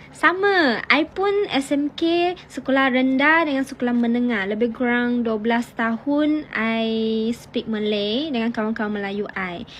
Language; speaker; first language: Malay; non-native, local second language; Chinese